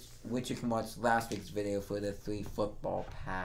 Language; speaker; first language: English; native; English